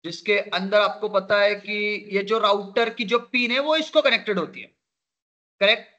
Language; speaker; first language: Hindi; non-native, local second language; Marathi